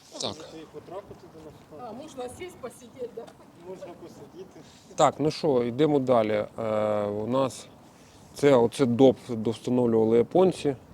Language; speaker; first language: Ukrainian; native; Ukrainian